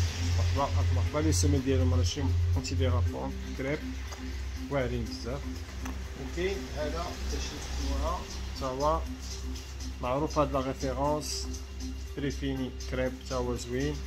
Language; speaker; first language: Arabic; native; Arabic